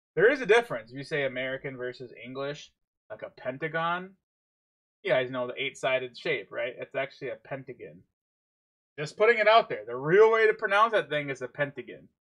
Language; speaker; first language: English; native; English